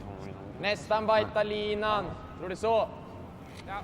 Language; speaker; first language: Swedish; native; Swedish